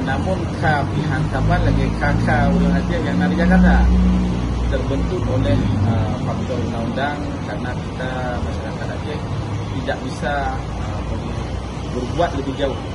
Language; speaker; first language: Indonesian; non-native, local second language; Achinese